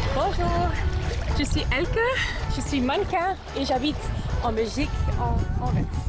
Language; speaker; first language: French; non-native, local second language; Dutch